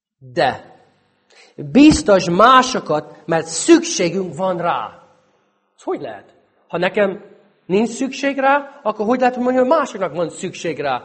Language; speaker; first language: Hungarian; non-native, fluent; English